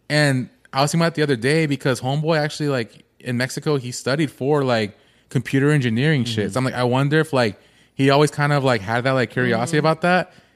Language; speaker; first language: English; early bilingual, other home language; Spanish